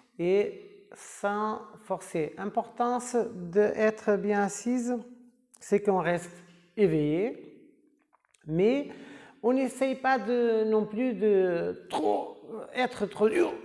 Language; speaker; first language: French; non-native, fluent; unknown